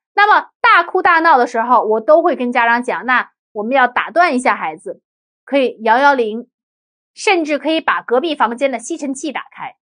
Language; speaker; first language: Chinese; native; Chinese